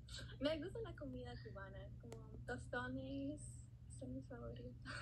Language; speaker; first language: Spanish; non-native, learner; English